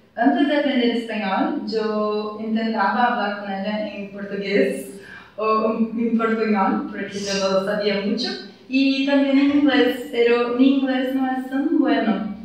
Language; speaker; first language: Spanish; non-native, learner; Portuguese